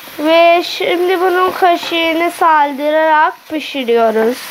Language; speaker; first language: Turkish; non-native, learner; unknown